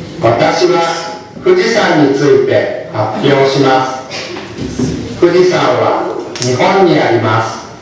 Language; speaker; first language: Japanese; non-native, learner; Indonesian